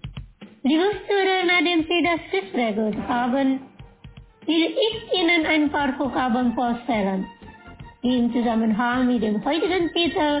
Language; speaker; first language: German; non-native, fluent; Indonesian